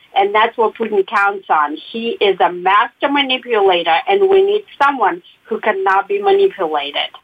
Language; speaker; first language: English; non-native, fluent; Russian